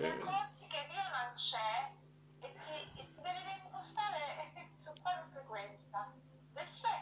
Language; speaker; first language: Italian; native; Italian